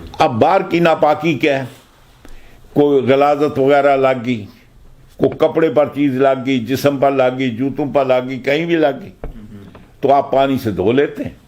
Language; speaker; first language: Urdu; non-native, local second language; Punjabi